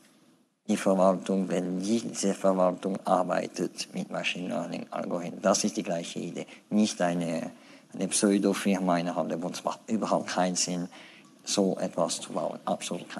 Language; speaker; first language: German; non-native, fluent; French